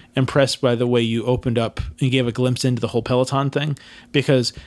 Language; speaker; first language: English; native; English